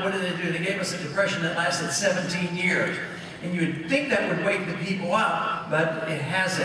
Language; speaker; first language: English; native; English